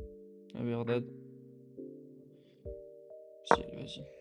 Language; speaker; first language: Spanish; non-native, learner; French